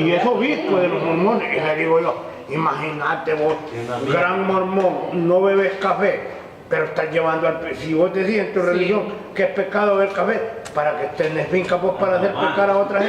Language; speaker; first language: Spanish; native; Spanish